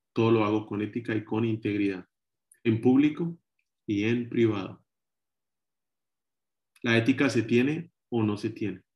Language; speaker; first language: Spanish; native; Spanish